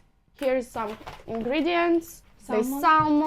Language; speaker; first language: English; non-native, fluent; Russian